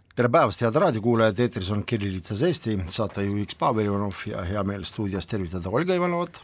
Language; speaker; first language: Estonian; non-native, local second language; Russian